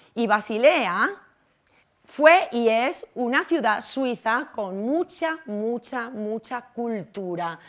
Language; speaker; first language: Spanish; native; Spanish